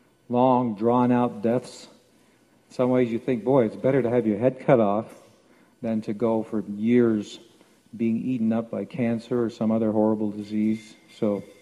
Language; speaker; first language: English; native; English